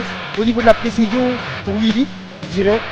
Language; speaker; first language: French; native; French